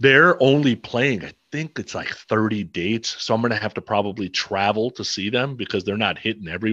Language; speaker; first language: English; native; English